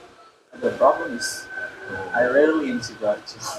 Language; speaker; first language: English; non-native, local second language; Indonesian